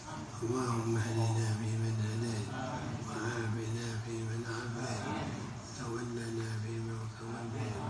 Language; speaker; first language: Arabic; non-native, fluent; Indonesian